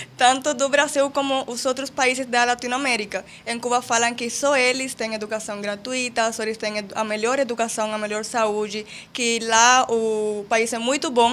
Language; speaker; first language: Portuguese; non-native, fluent; Spanish